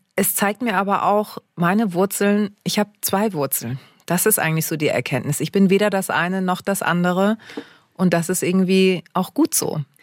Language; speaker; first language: German; native; German